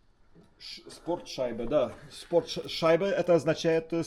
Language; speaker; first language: Russian; non-native, learner; Lithuanian